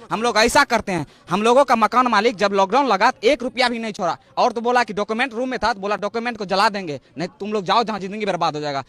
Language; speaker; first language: Hindi; native; Hindi